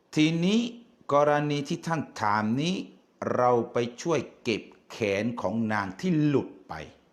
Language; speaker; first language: Thai; non-native, local second language; Malay